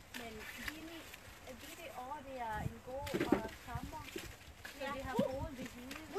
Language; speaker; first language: Danish; non-native, fluent; Filipino